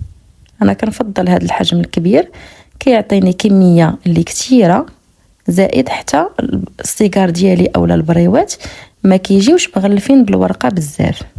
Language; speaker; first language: Arabic; native; Arabic